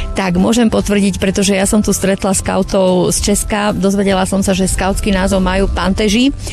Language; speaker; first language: Slovak; native; Slovak